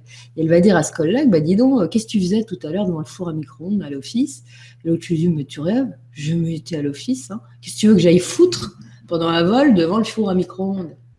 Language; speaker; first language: French; native; French